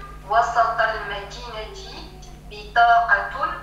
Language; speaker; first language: Arabic; non-native, learner; French